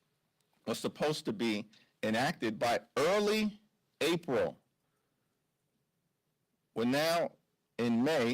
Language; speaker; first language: English; native; English